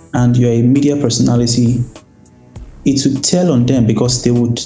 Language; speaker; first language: English; non-native, local second language; Yoruba